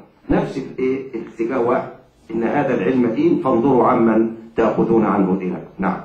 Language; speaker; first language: Arabic; native; Arabic